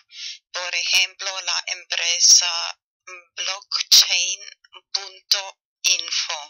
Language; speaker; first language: Spanish; non-native, fluent; German